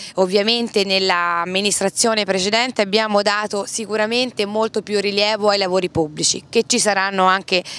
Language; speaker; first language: Italian; native; Italian